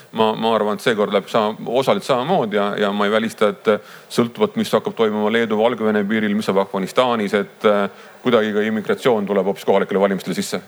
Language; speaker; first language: Estonian; native; Estonian